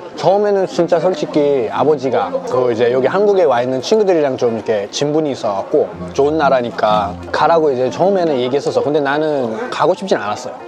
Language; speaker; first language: Korean; non-native, fluent; Nepali